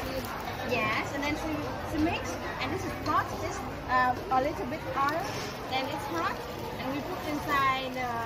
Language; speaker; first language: English; non-native, learner; Vietnamese